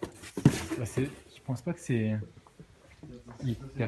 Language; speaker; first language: French; early bilingual, other home language; Japanese